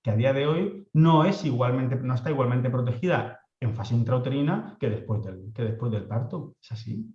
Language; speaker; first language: Spanish; native; Spanish